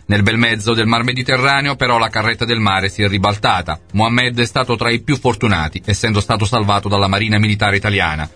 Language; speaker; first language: Italian; native; Italian